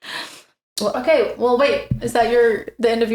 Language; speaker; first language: English; native; English